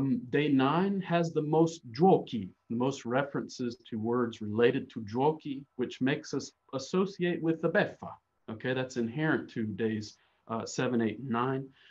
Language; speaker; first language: English; native; English